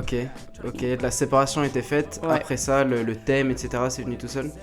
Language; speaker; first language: French; native; French